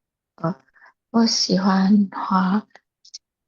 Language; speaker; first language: Chinese; non-native, learner; Indonesian